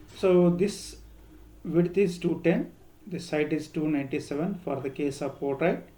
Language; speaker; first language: English; non-native, local second language; Kannada